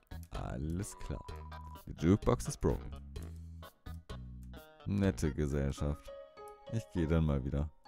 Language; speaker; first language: German; native; German